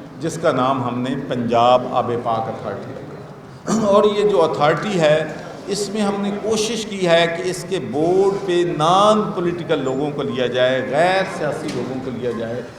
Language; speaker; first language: Urdu; non-native, local second language; Punjabi